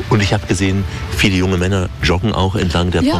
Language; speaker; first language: German; native; German